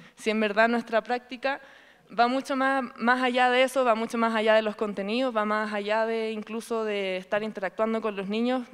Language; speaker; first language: Spanish; native; Spanish